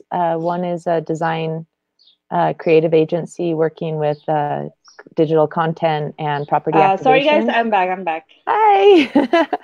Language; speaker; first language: English; native; English